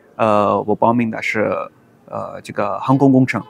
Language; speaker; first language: Chinese; non-native, fluent; Urdu